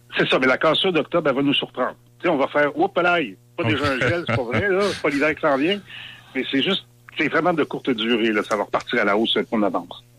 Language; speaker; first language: French; native; French